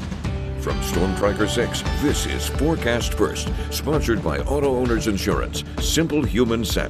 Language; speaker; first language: English; native; English